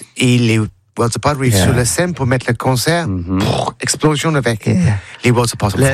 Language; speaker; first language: French; non-native, learner; English